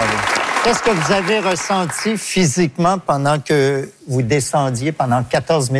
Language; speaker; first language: French; native; French